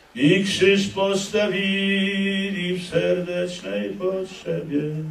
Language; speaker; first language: Polish; native; Polish